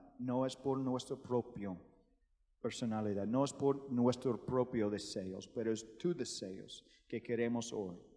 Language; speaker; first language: Spanish; non-native, fluent; English